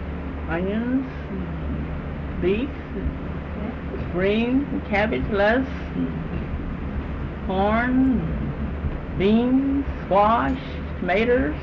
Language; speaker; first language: English; native; English